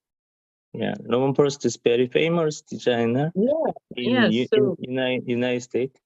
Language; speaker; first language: English; non-native, learner; Korean